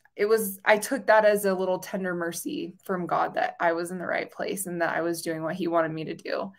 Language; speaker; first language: English; native; English